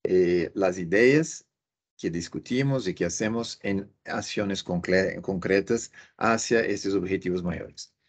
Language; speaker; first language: Spanish; non-native, fluent; Portuguese